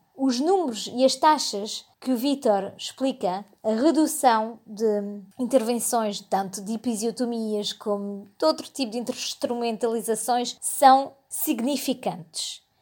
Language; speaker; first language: Portuguese; early bilingual, heritage; Portuguese